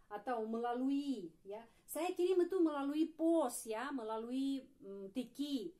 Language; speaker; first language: Indonesian; non-native, fluent; Russian